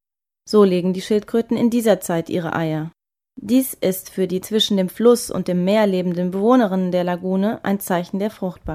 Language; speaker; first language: German; native; German